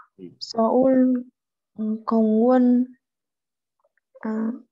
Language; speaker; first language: Korean; non-native, learner; Vietnamese